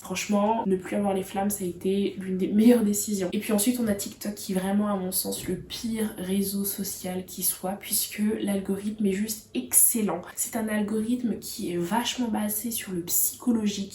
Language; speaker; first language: French; native; French